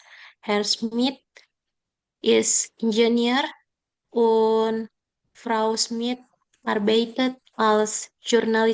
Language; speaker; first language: German; non-native, learner; Indonesian